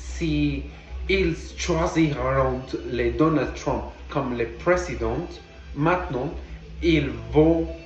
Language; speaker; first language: French; non-native, learner; Portuguese